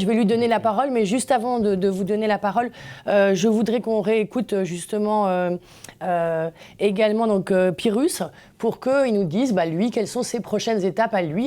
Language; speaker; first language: French; native; French